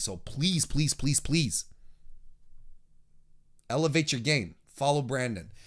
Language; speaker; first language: English; native; English